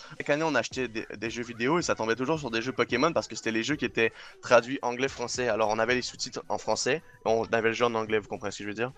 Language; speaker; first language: French; non-native, local second language; English